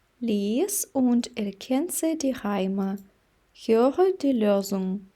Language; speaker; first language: German; non-native, fluent; Ukrainian